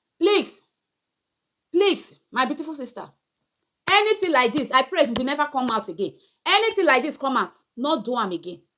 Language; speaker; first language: Nigerian Pidgin; native; Nigerian Pidgin